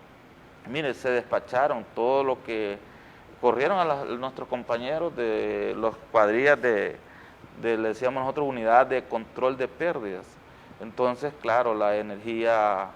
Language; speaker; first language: Spanish; native; Spanish